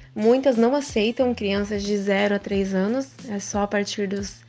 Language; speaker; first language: Portuguese; early bilingual, other home language; Japanese